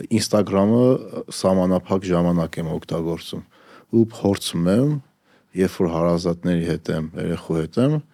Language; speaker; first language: Armenian; native; Armenian